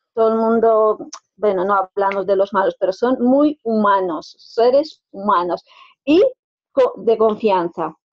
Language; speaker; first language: Spanish; non-native, fluent; Romanian